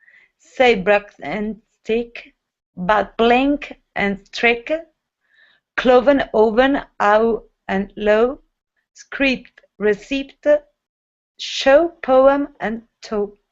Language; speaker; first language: English; non-native, learner; Italian